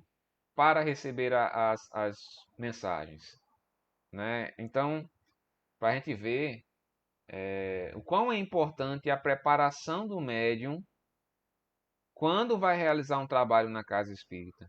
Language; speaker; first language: Portuguese; native; Portuguese